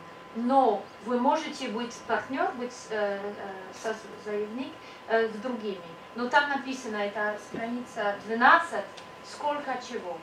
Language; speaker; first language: Russian; non-native, fluent; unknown